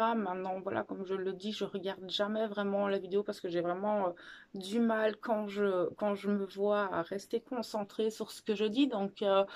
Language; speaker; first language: French; native; French